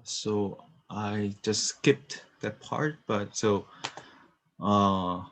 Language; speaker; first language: English; non-native, learner; Korean